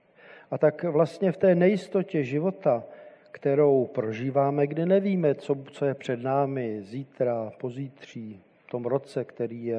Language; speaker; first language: Czech; native; Czech